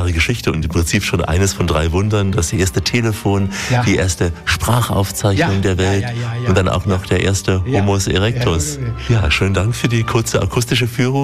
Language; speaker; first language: German; native; German